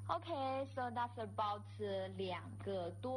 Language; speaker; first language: English; non-native, fluent; Chinese